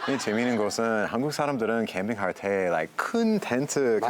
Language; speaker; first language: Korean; non-native, learner; English